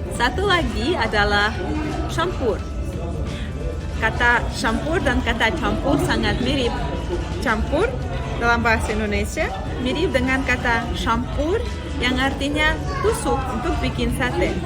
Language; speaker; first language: Indonesian; non-native, fluent; Russian